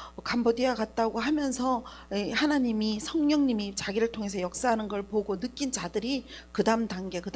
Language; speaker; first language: Korean; native; Korean